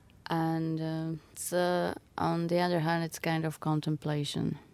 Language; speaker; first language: English; non-native, fluent; Slovak